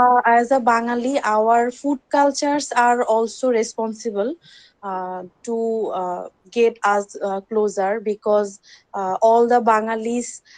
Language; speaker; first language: English; non-native, learner; Bangla